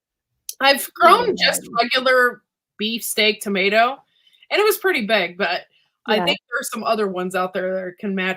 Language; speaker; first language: English; native; English